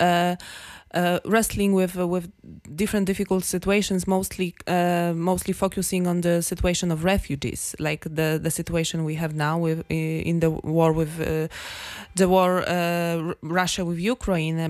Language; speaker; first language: English; non-native, fluent; Polish